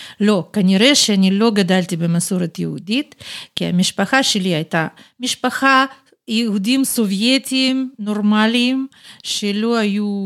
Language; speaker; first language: Hebrew; non-native, fluent; Russian